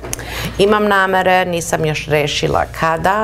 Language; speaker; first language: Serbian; early bilingual, heritage; Serbian